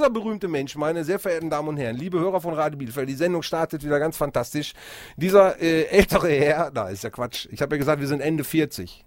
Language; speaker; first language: German; native; German